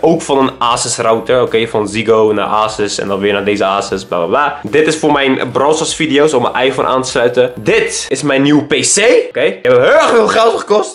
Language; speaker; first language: Dutch; native; Dutch